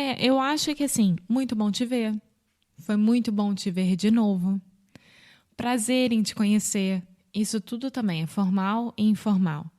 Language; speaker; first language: Portuguese; native; Portuguese